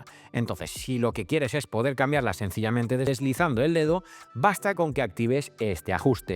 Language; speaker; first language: Spanish; native; Spanish